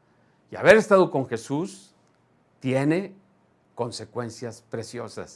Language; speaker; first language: Spanish; native; Spanish